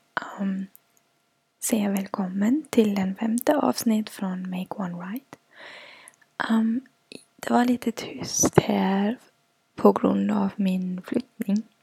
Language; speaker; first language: Swedish; non-native, fluent; German